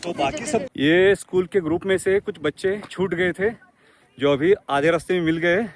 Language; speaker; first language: Hindi; non-native, local second language; Marathi